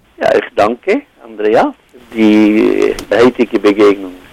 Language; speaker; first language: German; non-native, fluent; Arabic